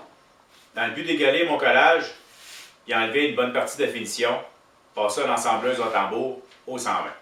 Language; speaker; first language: French; native; French